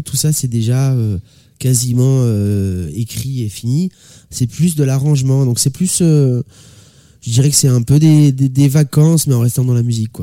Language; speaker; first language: French; native; French